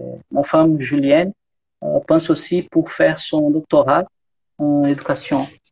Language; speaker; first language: French; non-native, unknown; Portuguese